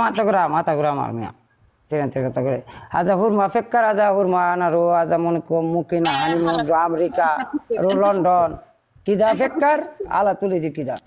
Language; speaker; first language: Arabic; non-native, learner; Bangla